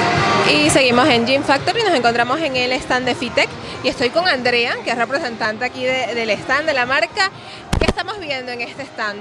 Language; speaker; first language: Spanish; native; Spanish